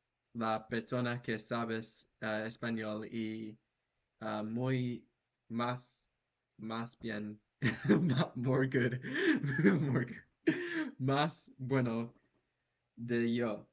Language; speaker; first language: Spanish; non-native, learner; English